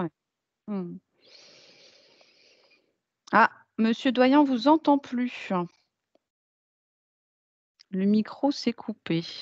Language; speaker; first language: French; native; French